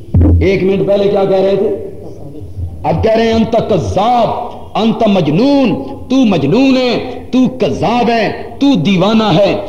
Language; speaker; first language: Urdu; non-native, local second language; Punjabi